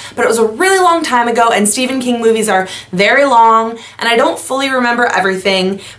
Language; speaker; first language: English; native; English